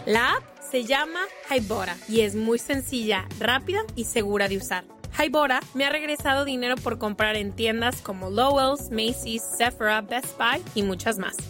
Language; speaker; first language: Spanish; native; Spanish